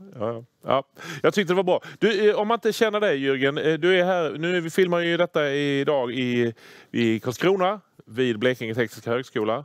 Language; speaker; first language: Swedish; native; Swedish